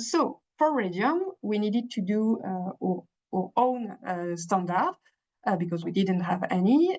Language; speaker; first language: English; non-native, fluent; French